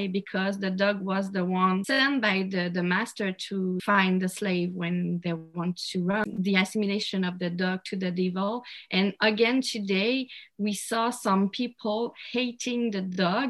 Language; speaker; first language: English; non-native, fluent; French